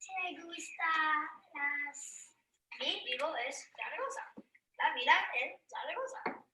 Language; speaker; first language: Spanish; non-native, learner; English